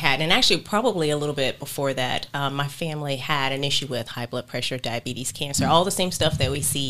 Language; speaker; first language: English; native; English